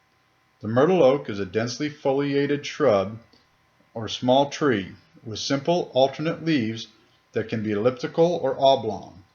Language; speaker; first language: English; native; English